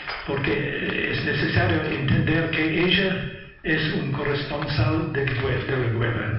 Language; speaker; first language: Spanish; non-native, learner; Italian